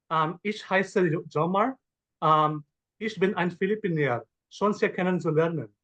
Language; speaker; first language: German; non-native, learner; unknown